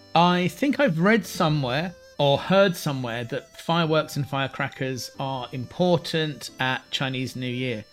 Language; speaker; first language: English; native; English